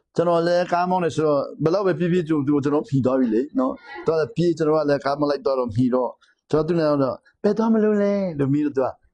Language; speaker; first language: Burmese; non-native, local second language; Hakha Chin